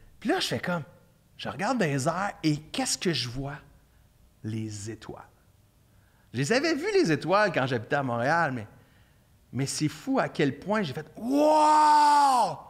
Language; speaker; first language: French; native; French